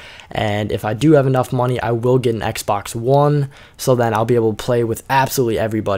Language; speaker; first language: English; native; English